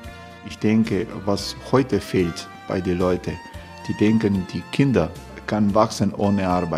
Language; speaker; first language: German; non-native, learner; Croatian